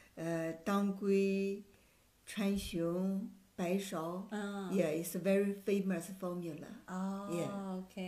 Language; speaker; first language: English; non-native, learner; Chinese